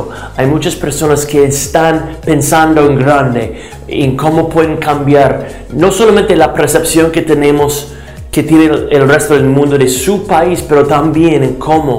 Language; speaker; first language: Spanish; non-native, fluent; English